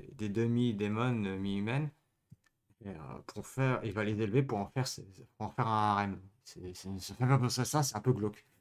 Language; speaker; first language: French; native; French